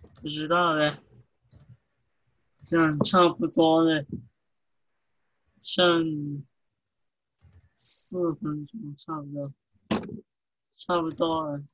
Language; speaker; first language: Chinese; early bilingual, heritage; English